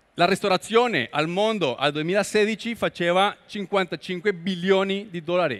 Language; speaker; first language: Italian; non-native, learner; Spanish